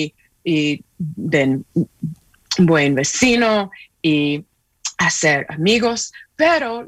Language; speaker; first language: Spanish; non-native, fluent; English